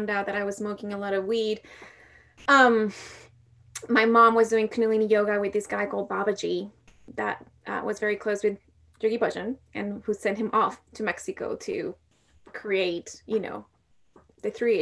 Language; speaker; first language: English; non-native, fluent; Spanish